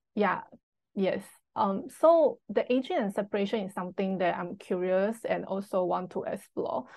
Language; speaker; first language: English; non-native, fluent; Chinese